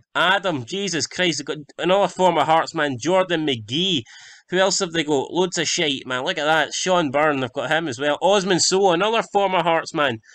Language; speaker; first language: English; native; English